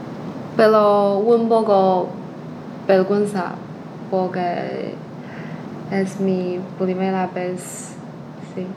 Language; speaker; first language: Spanish; non-native, learner; Chinese